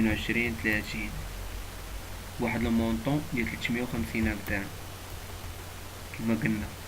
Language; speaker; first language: Arabic; native; Arabic